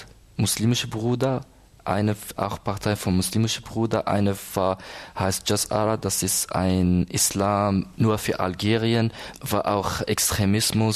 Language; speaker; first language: German; non-native, learner; Arabic